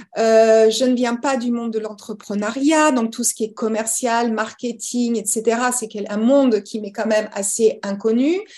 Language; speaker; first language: French; early bilingual, other home language; English